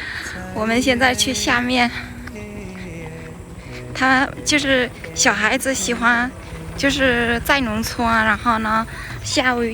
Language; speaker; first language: Chinese; non-native, learner; Vietnamese